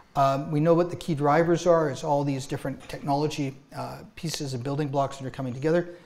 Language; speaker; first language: English; native; English